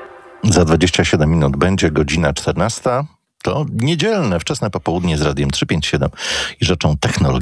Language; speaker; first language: Polish; native; Polish